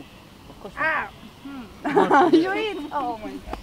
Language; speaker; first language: English; non-native, learner; Russian